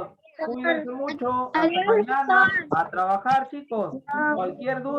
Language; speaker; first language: Spanish; native; Spanish